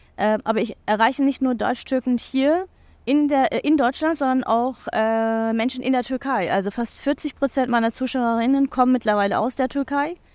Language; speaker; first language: German; non-native, fluent; Turkish